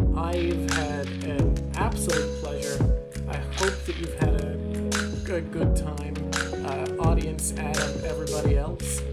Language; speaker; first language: English; native; English